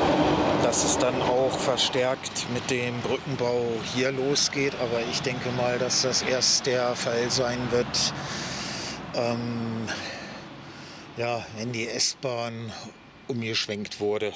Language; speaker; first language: German; native; German